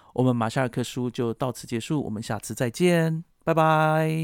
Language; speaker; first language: Chinese; native; Chinese